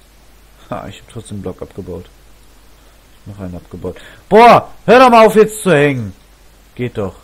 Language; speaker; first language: German; native; German